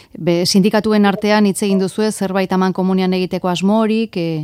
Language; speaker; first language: Basque; native; Basque